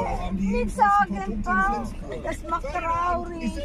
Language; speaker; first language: German; non-native, learner; Cebuano